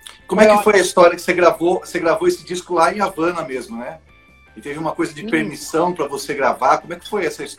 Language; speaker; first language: Portuguese; native; Portuguese